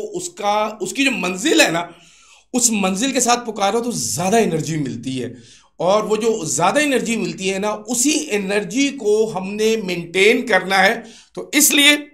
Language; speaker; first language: Urdu; non-native, local second language; Sindhi